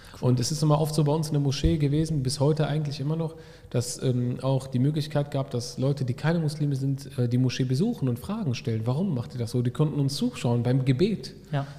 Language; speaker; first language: German; early bilingual, other home language; Arabic